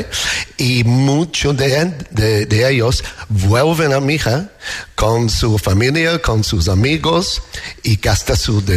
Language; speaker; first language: Spanish; non-native, learner; English